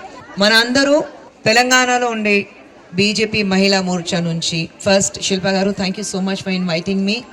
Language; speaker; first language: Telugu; non-native, fluent; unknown